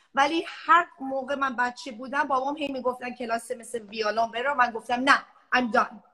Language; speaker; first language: Persian; early bilingual, heritage; Persian